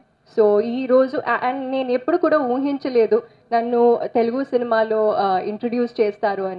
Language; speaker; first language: Telugu; non-native, learner; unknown